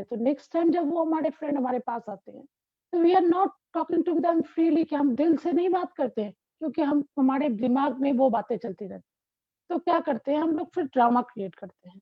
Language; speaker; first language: Hindi; non-native, local second language; Bangla